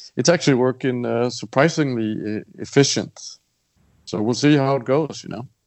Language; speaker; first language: English; non-native, fluent; Danish